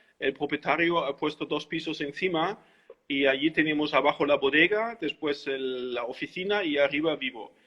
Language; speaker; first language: Spanish; non-native, fluent; German